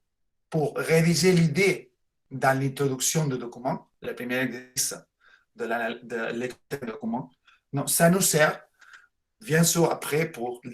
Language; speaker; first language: French; non-native, fluent; Catalan